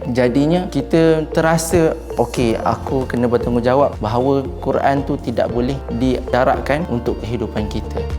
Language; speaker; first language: Malay; native; Malay